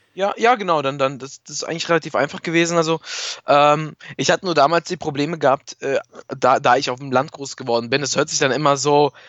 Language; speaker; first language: German; native; German